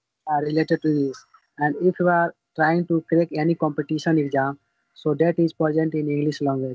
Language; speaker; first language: English; non-native, learner; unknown